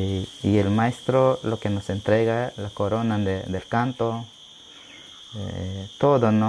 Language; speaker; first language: Spanish; non-native, local second language; Shipibo-Conibo